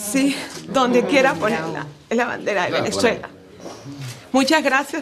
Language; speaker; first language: Spanish; native; Spanish